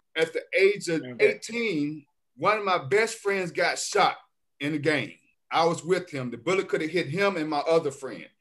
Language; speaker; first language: English; native; English